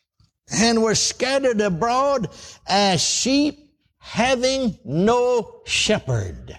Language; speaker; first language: English; native; English